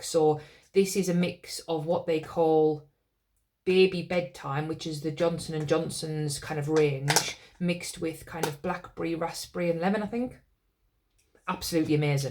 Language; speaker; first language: English; native; English